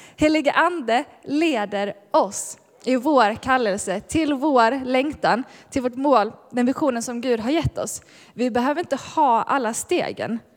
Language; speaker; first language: Swedish; native; Swedish